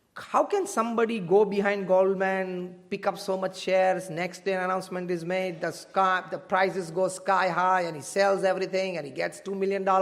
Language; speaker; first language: English; non-native, local second language; Gujarati